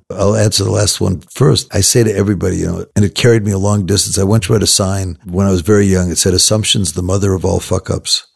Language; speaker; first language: English; native; English